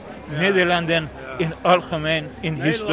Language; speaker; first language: Dutch; non-native, learner; Persian